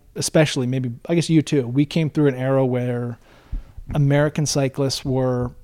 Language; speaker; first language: English; native; English